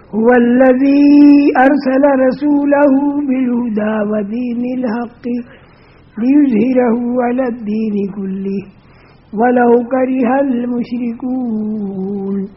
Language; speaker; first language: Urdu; non-native, local second language; Gujarati